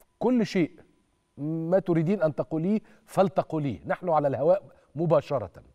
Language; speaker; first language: Arabic; native; Arabic